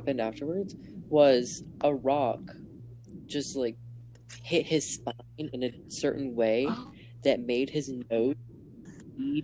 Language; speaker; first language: English; native; English